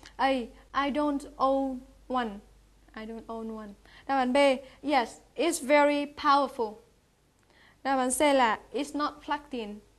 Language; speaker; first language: English; non-native, fluent; Vietnamese